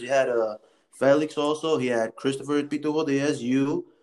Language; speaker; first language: English; early bilingual, other home language; Spanish